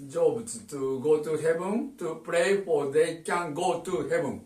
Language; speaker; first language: English; non-native, learner; Japanese